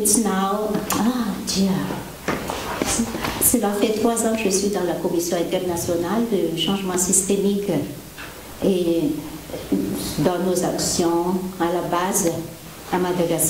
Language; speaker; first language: French; non-native, local second language; Malagasy